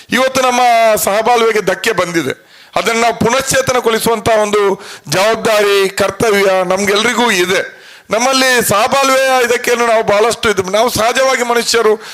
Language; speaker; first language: Kannada; non-native, local second language; Malayalam